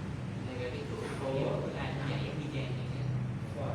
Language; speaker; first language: Vietnamese; native; Vietnamese